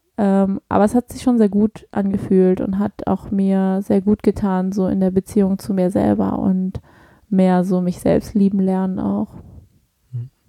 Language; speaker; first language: German; early bilingual, other home language; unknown